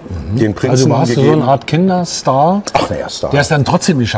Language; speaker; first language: German; native; German